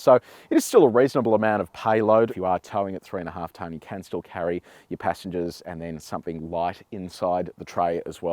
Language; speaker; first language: English; native; English